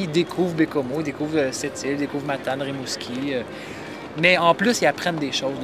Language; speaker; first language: French; native; French